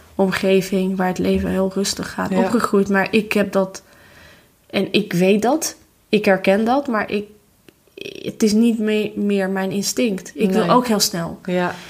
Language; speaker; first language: Dutch; non-native, fluent; Albanian